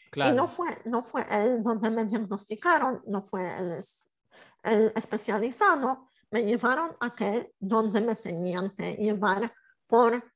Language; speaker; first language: Spanish; non-native, fluent; Polish